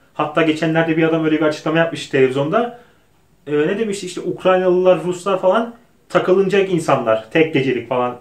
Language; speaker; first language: Turkish; native; Turkish